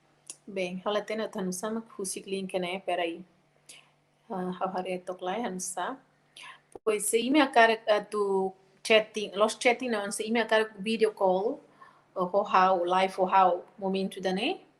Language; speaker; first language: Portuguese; non-native, local second language; Tetum